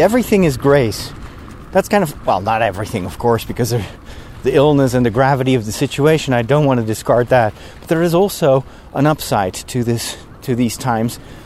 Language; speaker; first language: English; non-native, fluent; Dutch